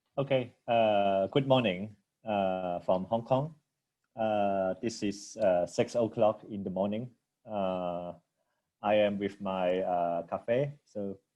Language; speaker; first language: English; non-native, local second language; Cantonese